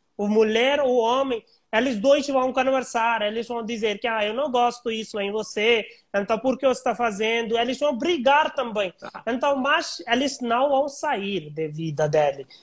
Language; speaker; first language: Portuguese; non-native, learner; Hindi